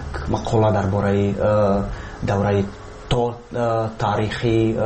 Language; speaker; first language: Persian; non-native, fluent; Czech